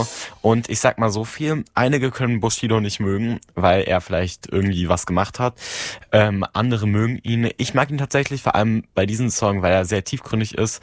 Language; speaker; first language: German; native; German